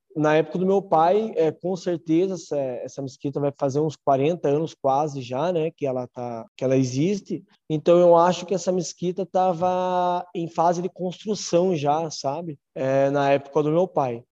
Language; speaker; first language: Portuguese; native; Portuguese